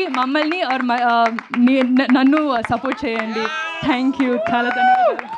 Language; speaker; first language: Telugu; non-native, learner; Tamil